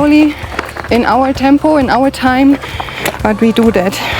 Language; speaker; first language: English; non-native, learner; German